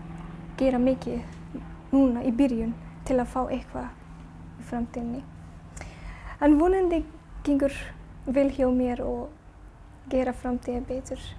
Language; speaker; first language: Icelandic; non-native, learner; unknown